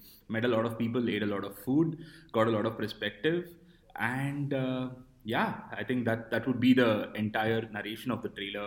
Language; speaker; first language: English; non-native, local second language; Tamil